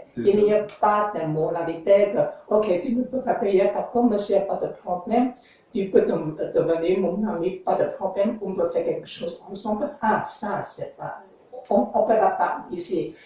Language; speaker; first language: French; non-native, learner; English